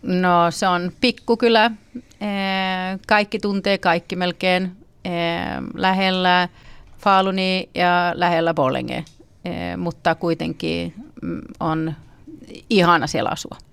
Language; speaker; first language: Finnish; early bilingual, heritage; Finnish